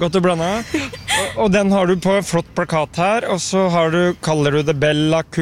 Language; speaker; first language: Norwegian; native; Norwegian